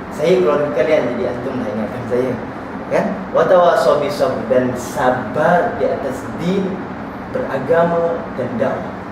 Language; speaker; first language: Malay; native; Malay